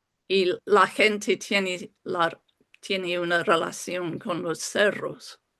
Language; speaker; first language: Spanish; non-native, fluent; English